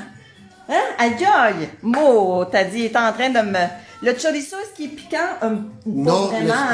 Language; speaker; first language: French; native; French